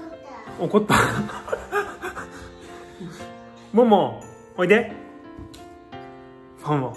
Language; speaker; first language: Japanese; native; Japanese